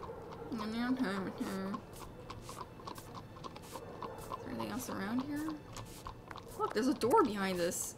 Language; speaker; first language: English; native; English